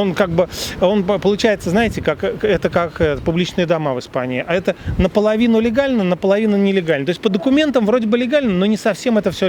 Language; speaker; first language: Russian; native; Russian